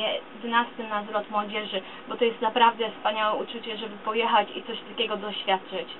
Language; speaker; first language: Polish; early bilingual, other home language; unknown